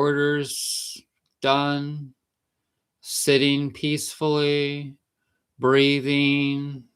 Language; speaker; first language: English; native; English